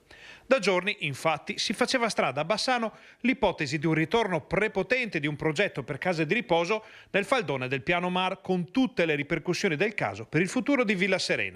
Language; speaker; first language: Italian; native; Italian